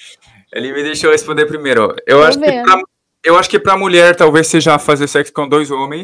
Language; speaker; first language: Portuguese; non-native, fluent; French